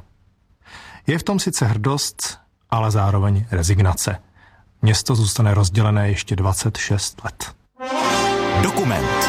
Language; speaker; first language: Czech; native; Czech